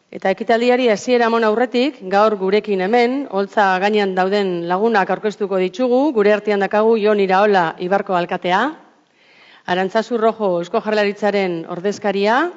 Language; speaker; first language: Basque; native; Basque